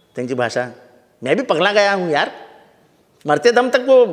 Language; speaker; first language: Hindi; non-native, local second language; Marathi